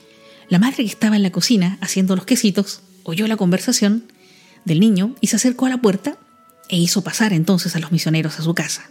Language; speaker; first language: Spanish; native; Spanish